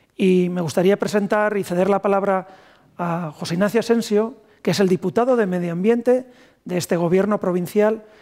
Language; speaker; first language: Spanish; native; Spanish